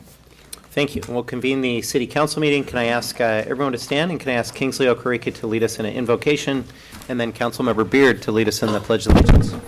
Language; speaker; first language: English; native; English